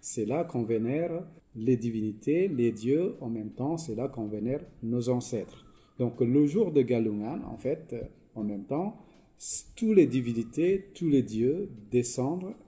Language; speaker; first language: French; non-native, fluent; Balinese